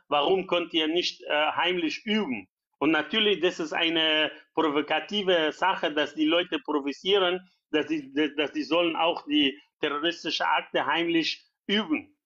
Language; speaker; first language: German; non-native, learner; Persian